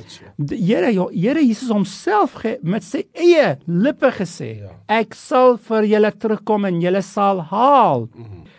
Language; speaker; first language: Afrikaans; non-native, fluent; Turkish